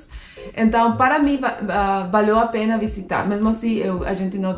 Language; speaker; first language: Portuguese; non-native, fluent; Spanish